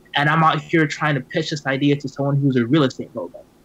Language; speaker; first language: English; native; English